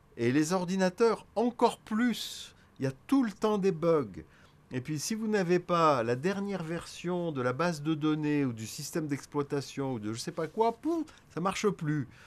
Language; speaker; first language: French; native; French